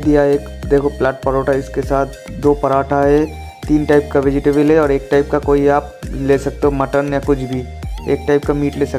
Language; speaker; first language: Hindi; non-native, local second language; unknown